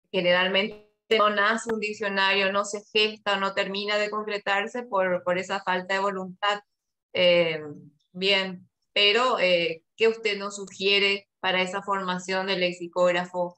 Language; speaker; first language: Spanish; native; Spanish